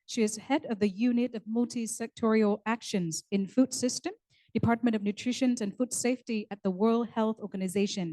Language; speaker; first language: English; non-native, local second language; Vietnamese